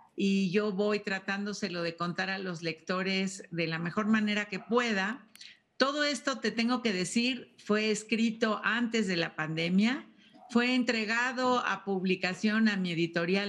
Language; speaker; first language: Spanish; native; Spanish